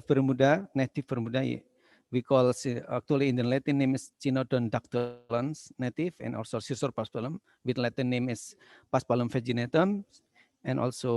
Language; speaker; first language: English; non-native, learner; Indonesian